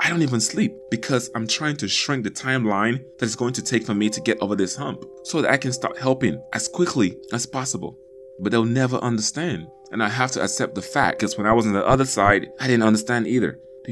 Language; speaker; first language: English; non-native, local second language; Igbo